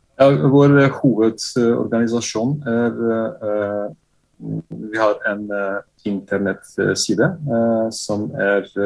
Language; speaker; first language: Norwegian; non-native, fluent; Bosnian